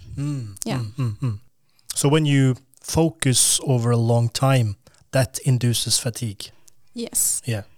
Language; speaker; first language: English; non-native, fluent; Portuguese